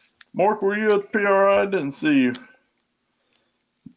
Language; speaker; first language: English; native; English